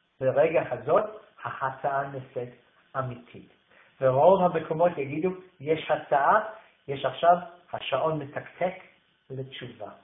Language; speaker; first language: Hebrew; non-native, fluent; English